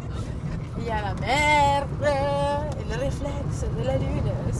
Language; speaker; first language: French; non-native, fluent; Italian